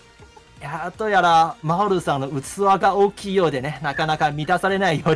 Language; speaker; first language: Japanese; native; Japanese